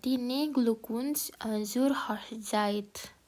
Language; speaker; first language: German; non-native, learner; Indonesian